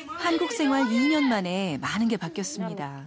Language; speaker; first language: Korean; native; Korean